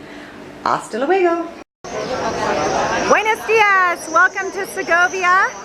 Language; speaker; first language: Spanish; non-native, learner; English